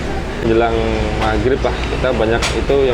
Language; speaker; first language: Indonesian; native; Indonesian